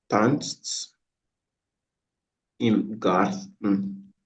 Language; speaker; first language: German; non-native, fluent; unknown